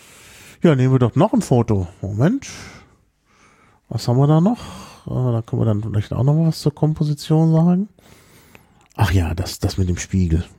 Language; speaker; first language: German; native; German